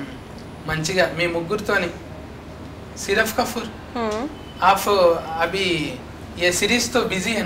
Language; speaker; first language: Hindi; non-native, local second language; Telugu